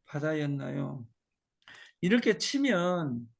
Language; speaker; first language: Korean; native; Korean